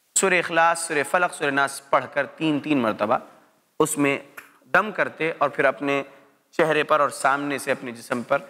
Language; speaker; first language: Urdu; native; Urdu